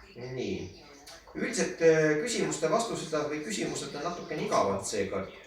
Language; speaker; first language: Estonian; native; Estonian